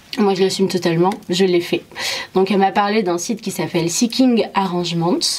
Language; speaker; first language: French; early bilingual, other home language; Arabic